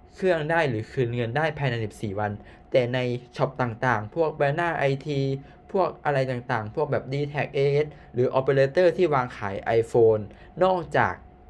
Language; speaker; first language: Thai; native; Thai